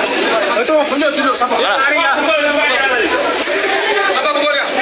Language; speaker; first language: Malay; non-native, learner; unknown